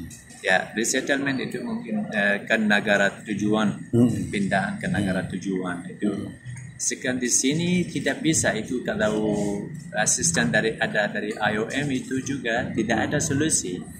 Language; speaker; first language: Indonesian; non-native, learner; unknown